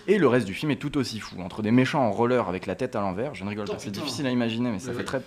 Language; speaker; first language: French; native; French